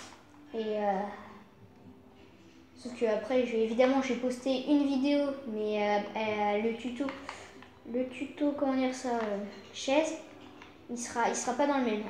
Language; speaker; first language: French; native; French